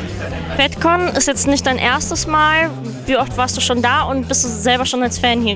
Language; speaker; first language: German; native; German